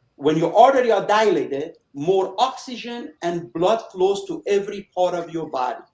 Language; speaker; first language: English; early bilingual, other home language; Persian